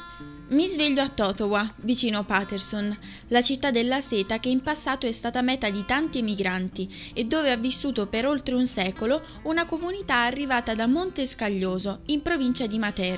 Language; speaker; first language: Italian; native; Italian